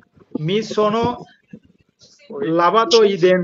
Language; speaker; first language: Italian; non-native, learner; Bangla